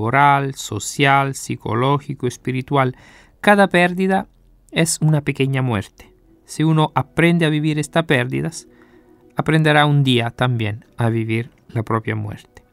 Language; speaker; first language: Spanish; non-native, fluent; Italian